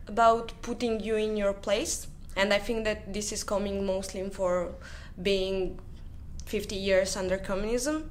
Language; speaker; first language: English; non-native, fluent; Romanian